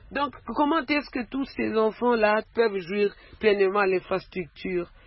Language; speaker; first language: French; non-native, local second language; Swahili